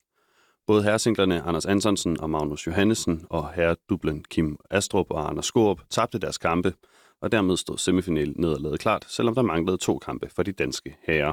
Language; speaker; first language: Danish; native; Danish